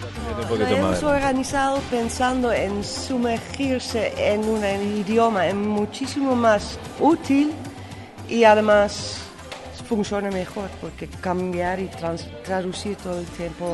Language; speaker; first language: Spanish; non-native, fluent; Dutch